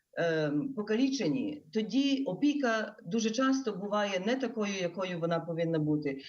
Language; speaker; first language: Ukrainian; early bilingual, heritage; Ukrainian